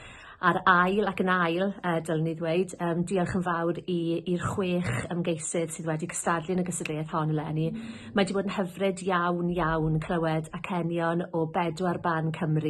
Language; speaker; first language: Welsh; native; Welsh